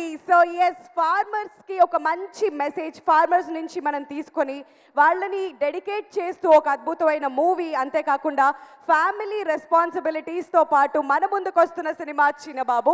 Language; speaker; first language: Telugu; native; Telugu